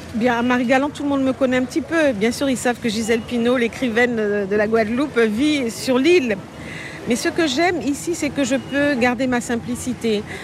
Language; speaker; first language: French; native; French